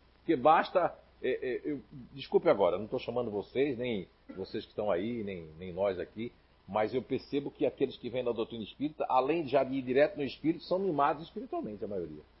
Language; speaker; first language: Portuguese; native; Portuguese